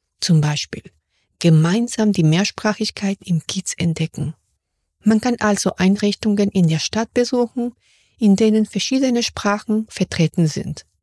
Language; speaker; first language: German; non-native, fluent; Spanish